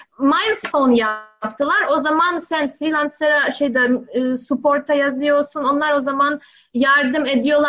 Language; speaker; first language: Turkish; non-native, learner; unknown